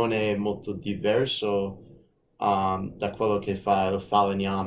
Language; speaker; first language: Italian; non-native, fluent; English